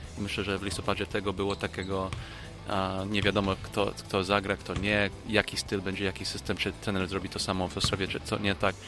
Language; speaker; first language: Polish; early bilingual, heritage; Polish